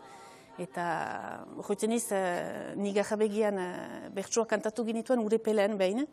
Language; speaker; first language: Basque; native; Basque